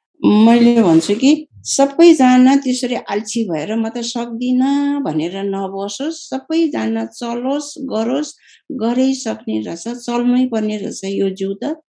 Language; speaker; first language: Nepali; non-native, local second language; Gurung